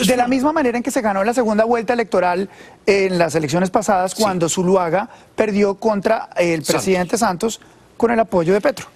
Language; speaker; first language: Spanish; native; Spanish